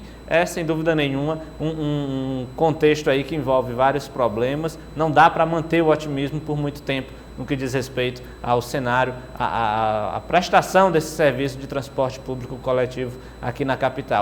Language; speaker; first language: Portuguese; native; Portuguese